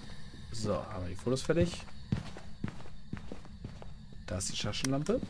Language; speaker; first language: German; native; German